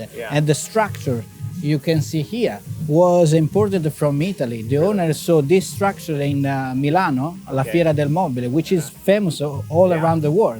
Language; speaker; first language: English; non-native, fluent; Italian